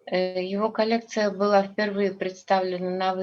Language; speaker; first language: Russian; native; Russian